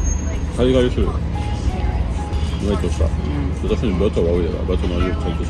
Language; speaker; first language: Japanese; non-native, learner; French